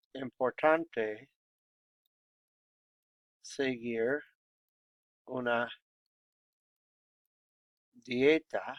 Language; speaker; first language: Spanish; non-native, fluent; English